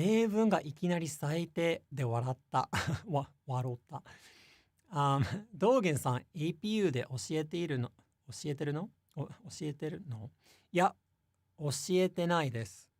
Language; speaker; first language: Japanese; non-native, fluent; English